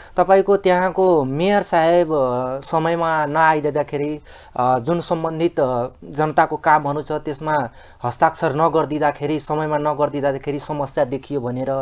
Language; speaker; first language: Nepali; non-native, local second language; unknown